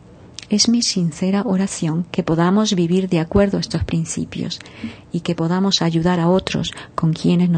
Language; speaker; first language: Spanish; native; Spanish